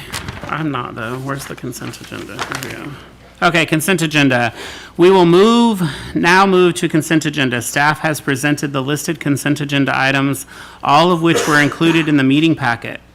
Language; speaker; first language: English; native; English